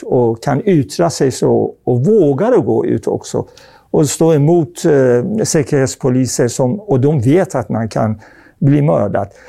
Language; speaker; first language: Swedish; non-native, fluent; Persian